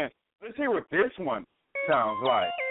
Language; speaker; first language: English; native; English